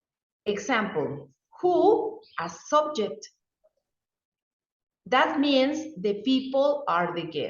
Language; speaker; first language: English; non-native, fluent; Spanish